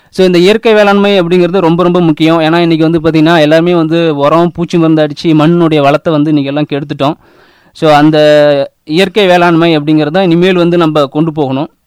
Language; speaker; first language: Tamil; native; Tamil